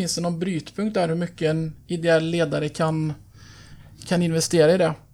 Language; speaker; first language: Swedish; native; Swedish